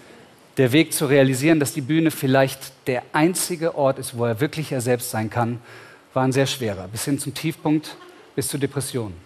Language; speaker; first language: German; native; German